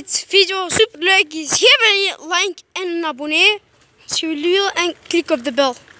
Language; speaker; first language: Dutch; non-native, local second language; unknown